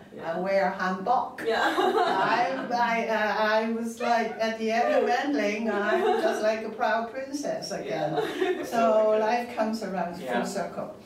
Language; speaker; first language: English; non-native, local second language; Cantonese